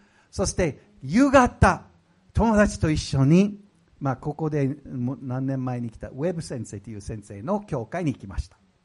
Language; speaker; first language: Japanese; non-native, fluent; English